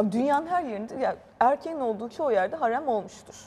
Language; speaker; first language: Turkish; native; Turkish